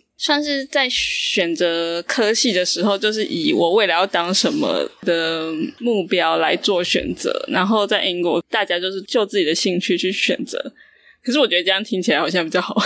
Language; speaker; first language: Chinese; native; Chinese